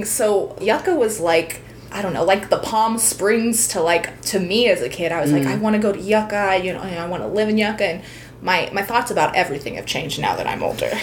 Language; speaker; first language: English; native; English